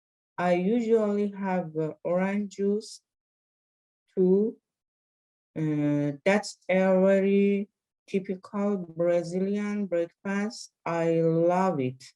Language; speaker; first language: English; non-native, learner; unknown